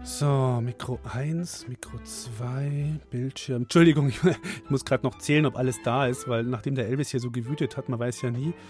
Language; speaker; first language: German; native; German